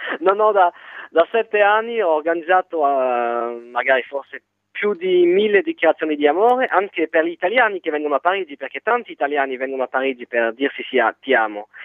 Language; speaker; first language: Italian; non-native, fluent; French